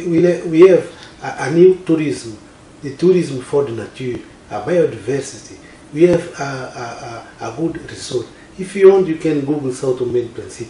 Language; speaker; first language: English; non-native, learner; Portuguese